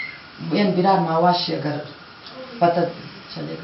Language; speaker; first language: Hindi; non-native, local second language; Hazaragi